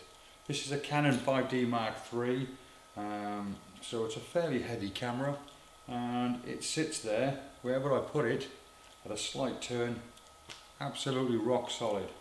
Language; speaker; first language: English; native; English